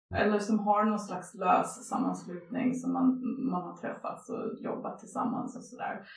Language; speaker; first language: Swedish; non-native, fluent; English